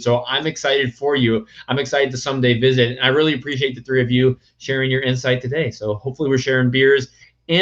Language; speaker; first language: English; native; English